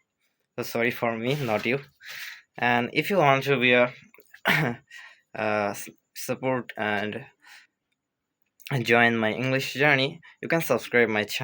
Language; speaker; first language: English; non-native, learner; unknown